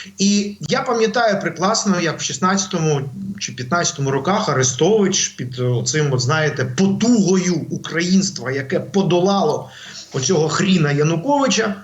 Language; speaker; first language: Ukrainian; non-native, local second language; Russian